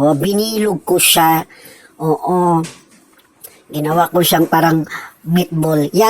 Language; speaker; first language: Filipino; non-native, local second language; Cebuano